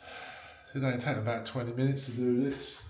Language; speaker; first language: English; native; English